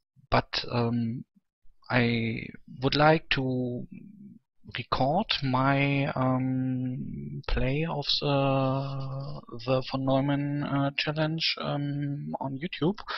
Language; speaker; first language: English; non-native, learner; German